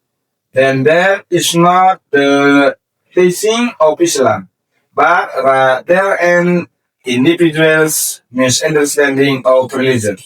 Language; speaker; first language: English; non-native, learner; Indonesian